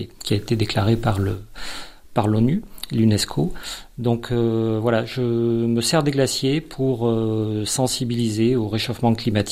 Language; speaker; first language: French; native; French